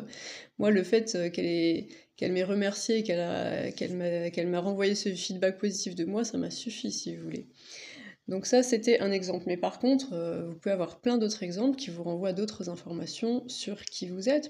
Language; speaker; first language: French; native; French